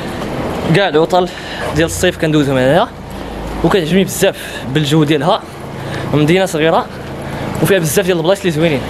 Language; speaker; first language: Arabic; native; Arabic